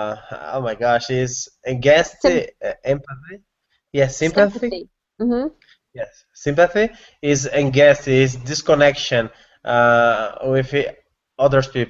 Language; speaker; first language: English; non-native, learner; Portuguese